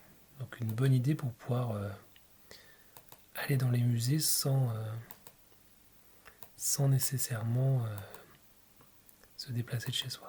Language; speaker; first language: French; native; French